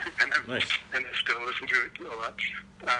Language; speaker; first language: English; native; English